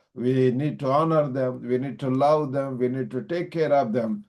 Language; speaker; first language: English; non-native, local second language; Telugu